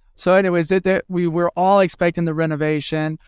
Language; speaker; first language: English; early bilingual, other home language; Spanish